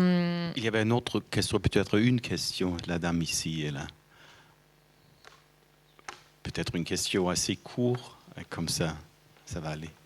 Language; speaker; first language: French; non-native, fluent; German